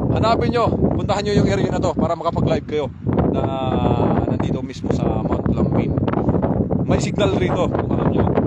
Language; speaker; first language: Filipino; non-native, local second language; Waray